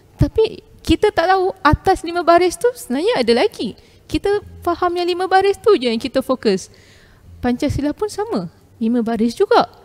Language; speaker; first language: Malay; non-native, local second language; Tamil